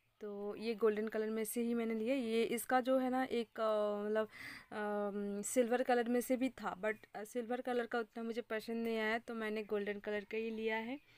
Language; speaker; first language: Hindi; non-native, local second language; Bangla